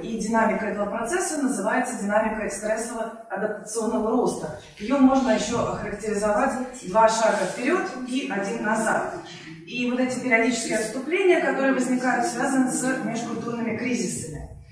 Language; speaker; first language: Russian; native; Russian